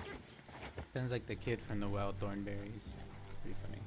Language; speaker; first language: English; native; English